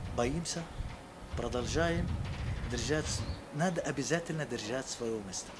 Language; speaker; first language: Russian; non-native, fluent; Arabic